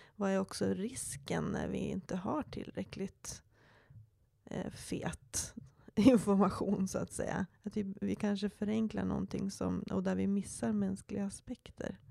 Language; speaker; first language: Swedish; native; Swedish